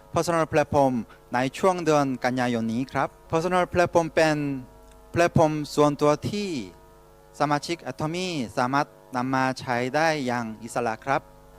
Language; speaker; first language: Thai; non-native, fluent; Korean